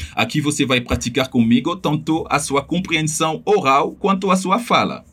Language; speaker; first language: Portuguese; non-native, fluent; French